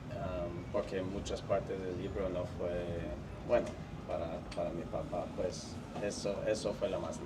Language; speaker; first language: Spanish; non-native, fluent; English